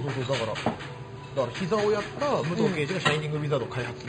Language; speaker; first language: Japanese; native; Japanese